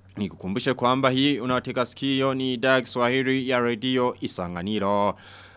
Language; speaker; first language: Swahili; non-native, local second language; Rundi